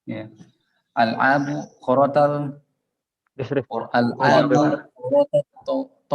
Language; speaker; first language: Arabic; non-native, learner; Indonesian